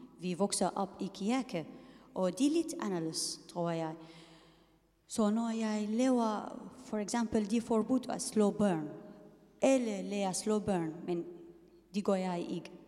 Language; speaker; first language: Danish; non-native, learner; Arabic